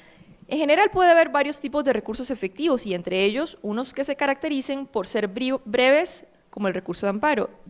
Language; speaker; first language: Spanish; native; Spanish